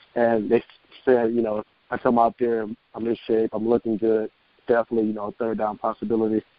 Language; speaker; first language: English; native; English